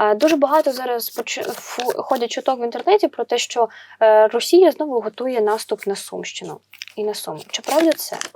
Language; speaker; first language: Ukrainian; native; Ukrainian